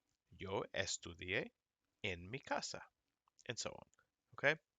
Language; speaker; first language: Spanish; non-native, fluent; English